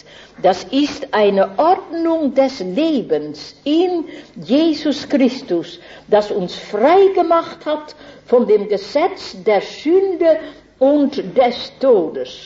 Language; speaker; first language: German; non-native, fluent; Dutch